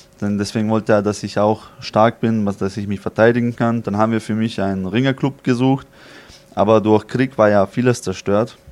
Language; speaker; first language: German; early bilingual, other home language; Chechen